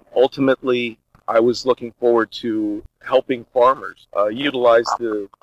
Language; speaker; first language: English; early bilingual, other home language; Portuguese